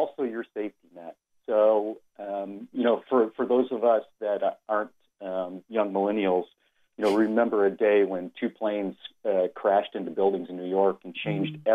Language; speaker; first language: English; native; English